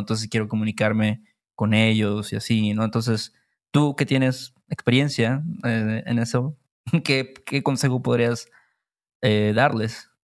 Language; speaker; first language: Spanish; native; Spanish